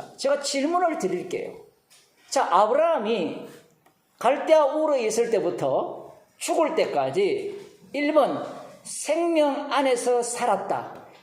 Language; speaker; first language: Korean; native; Korean